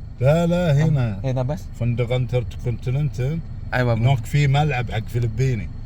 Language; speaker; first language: Arabic; native; Arabic